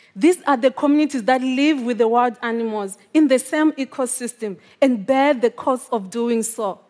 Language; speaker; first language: English; non-native, local second language; Shona